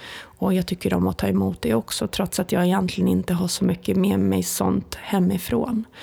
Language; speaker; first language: Swedish; early bilingual, other home language; Italian